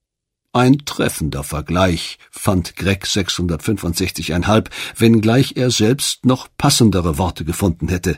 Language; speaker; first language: German; native; German